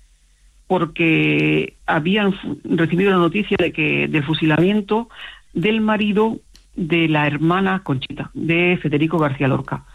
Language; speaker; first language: Spanish; native; Spanish